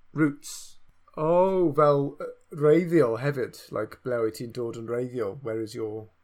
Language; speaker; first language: Welsh; non-native, local second language; English